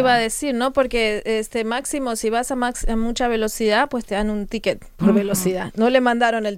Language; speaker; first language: Spanish; native; Spanish